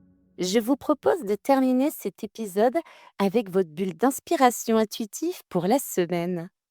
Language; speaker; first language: French; native; French